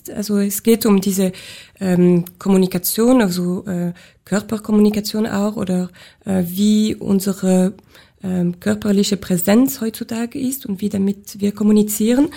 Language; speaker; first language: German; non-native, local second language; French